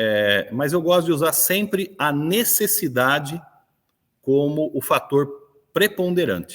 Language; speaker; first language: Portuguese; native; Portuguese